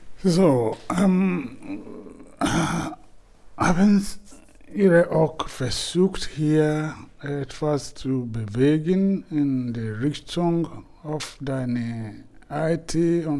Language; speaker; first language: German; non-native, fluent; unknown